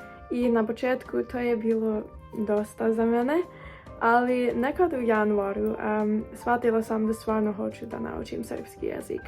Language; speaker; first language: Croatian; non-native, learner; English